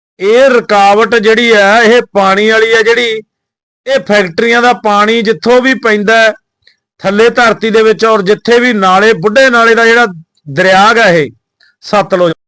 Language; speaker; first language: Punjabi; native; Punjabi